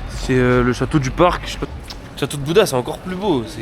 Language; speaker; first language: French; native; French